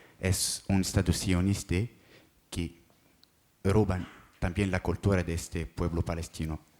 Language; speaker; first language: Spanish; non-native, learner; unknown